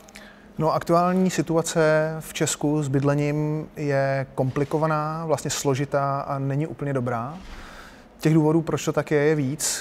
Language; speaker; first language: Czech; native; Czech